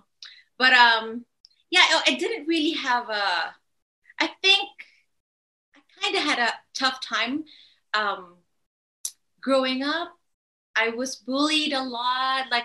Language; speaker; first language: English; non-native, local second language; Filipino